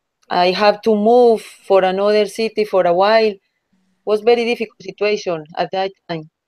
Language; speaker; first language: English; non-native, learner; Spanish